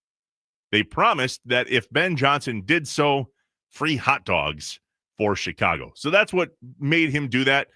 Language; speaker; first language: English; native; English